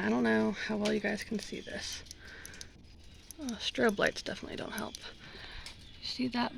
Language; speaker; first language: English; native; English